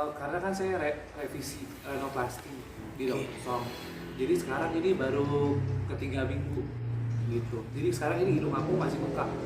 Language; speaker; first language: Indonesian; native; Indonesian